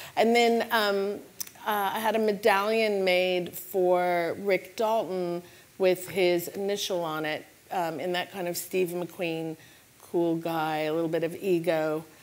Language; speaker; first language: English; native; English